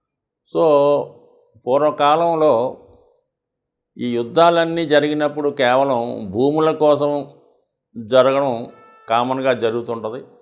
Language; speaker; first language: Telugu; native; Telugu